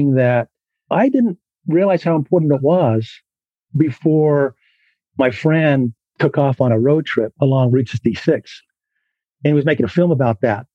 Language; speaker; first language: English; native; English